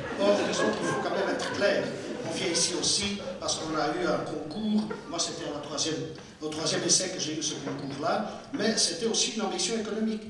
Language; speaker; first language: French; non-native, fluent; Portuguese